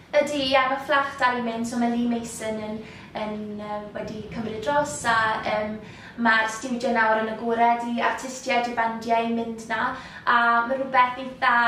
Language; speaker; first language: Welsh; native; Welsh